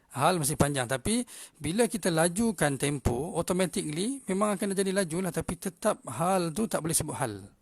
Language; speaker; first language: Malay; native; Malay